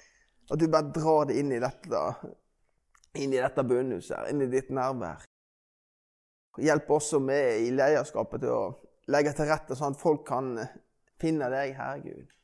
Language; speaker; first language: Norwegian; native; Norwegian